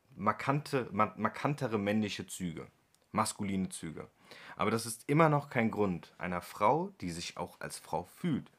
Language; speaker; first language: German; early bilingual, other home language; Turkish